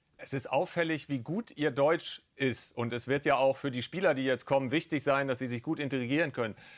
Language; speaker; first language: German; native; German